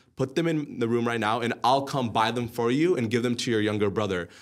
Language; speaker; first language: English; early bilingual, other home language; Arabic